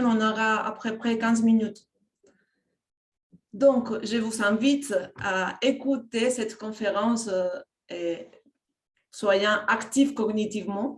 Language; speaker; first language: French; non-native, fluent; Spanish